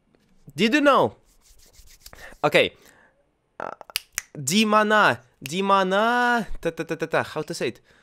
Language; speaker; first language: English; non-native, learner; Russian